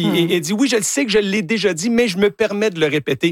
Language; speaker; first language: French; native; French